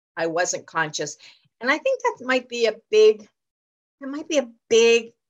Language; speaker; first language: English; native; English